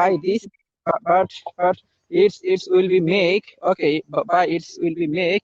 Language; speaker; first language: English; non-native, learner; Bangla